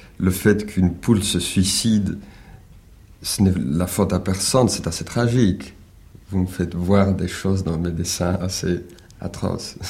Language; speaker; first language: French; early bilingual, other home language; Spanish